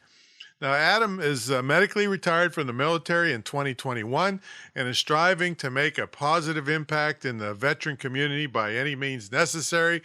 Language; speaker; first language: English; native; English